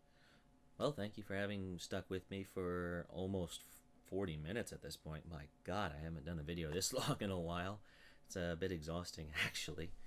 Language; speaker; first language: English; native; English